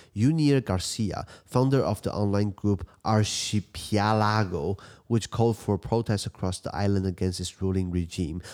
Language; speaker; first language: English; non-native, fluent; Chinese